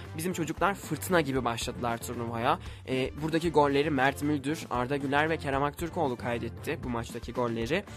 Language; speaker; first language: Turkish; native; Turkish